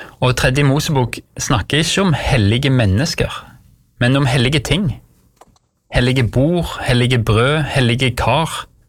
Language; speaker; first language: Norwegian; native; Norwegian